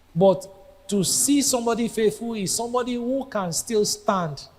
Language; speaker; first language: English; non-native, local second language; Yoruba